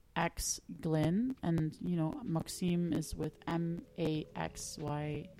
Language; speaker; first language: English; non-native, fluent; Dutch